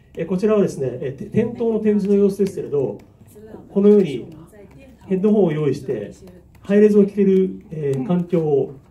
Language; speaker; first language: Japanese; native; Japanese